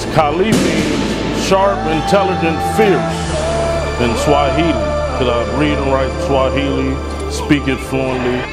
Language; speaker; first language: English; native; English